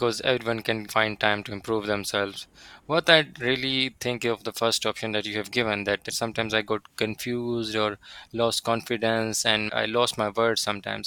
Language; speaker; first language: English; non-native, local second language; Urdu